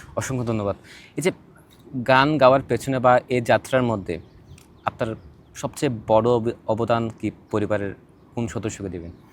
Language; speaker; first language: Bangla; native; Bangla